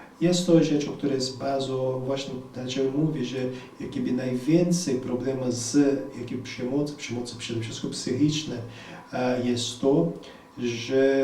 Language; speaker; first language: Polish; non-native, fluent; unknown